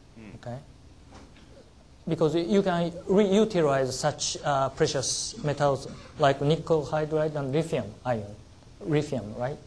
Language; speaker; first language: English; non-native, learner; Japanese